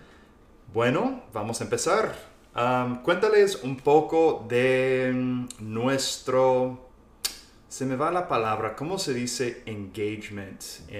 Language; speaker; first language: Spanish; non-native, fluent; English